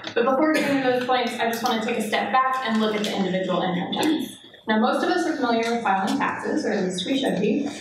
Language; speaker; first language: English; native; English